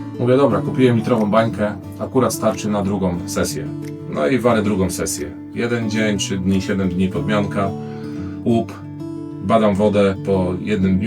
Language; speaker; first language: Polish; native; Polish